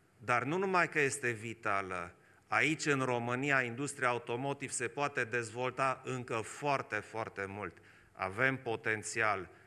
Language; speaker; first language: Romanian; non-native, local second language; German